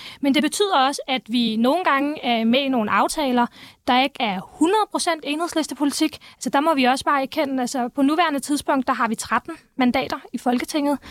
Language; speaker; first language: Danish; early bilingual, other home language; Turkish